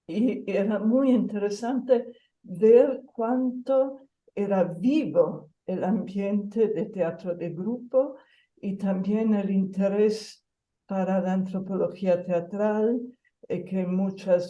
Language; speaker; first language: Spanish; non-native, fluent; Italian